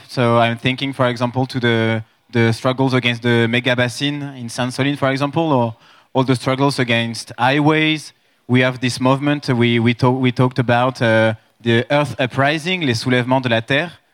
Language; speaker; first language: English; non-native, fluent; French